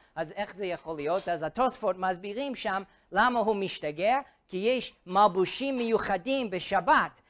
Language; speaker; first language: Hebrew; non-native, fluent; English